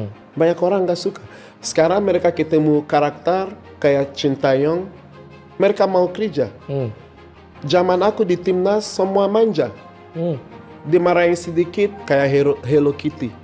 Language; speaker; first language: Indonesian; non-native, fluent; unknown